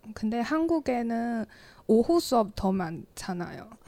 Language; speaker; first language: Korean; non-native, learner; Chinese